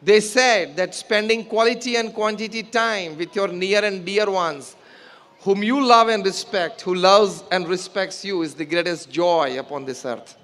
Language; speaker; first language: English; non-native, local second language; Gujarati